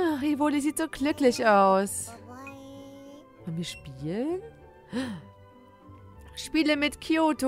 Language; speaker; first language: German; native; German